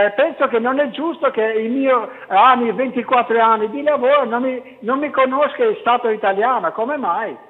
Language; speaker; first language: Italian; non-native, learner; Albanian